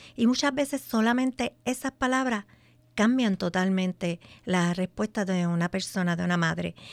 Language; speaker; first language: Spanish; native; Spanish